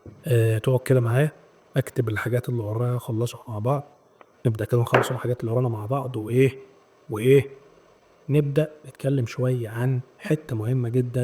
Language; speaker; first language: Arabic; native; Arabic